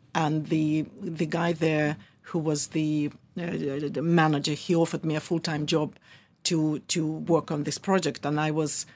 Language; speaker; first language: English; early bilingual, other home language; Russian